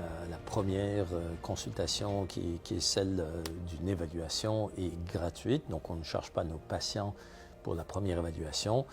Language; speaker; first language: French; native; French